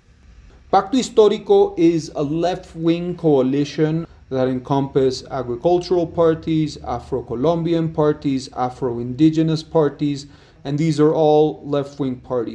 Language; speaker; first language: English; non-native, fluent; Spanish